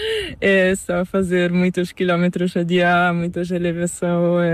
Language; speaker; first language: Spanish; non-native, learner; Italian